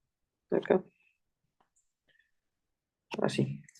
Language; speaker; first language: Spanish; native; Spanish